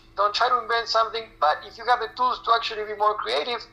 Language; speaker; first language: English; non-native, fluent; Spanish